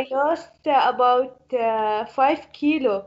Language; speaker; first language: English; non-native, learner; Arabic